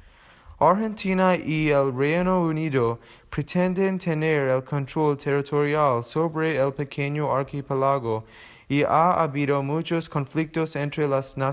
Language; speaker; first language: Spanish; non-native, learner; English